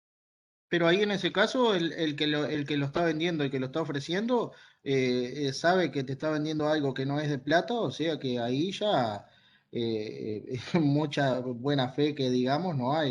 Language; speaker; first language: Spanish; native; Spanish